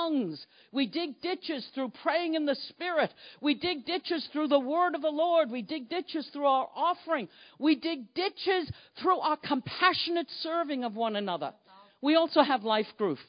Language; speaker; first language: English; native; English